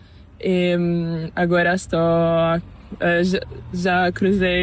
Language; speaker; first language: Spanish; non-native, learner; Italian